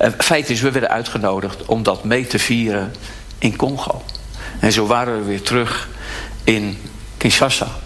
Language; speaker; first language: Dutch; native; Dutch